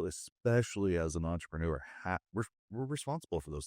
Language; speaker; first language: English; native; English